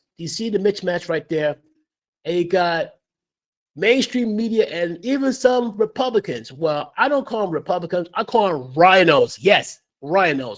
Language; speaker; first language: English; native; English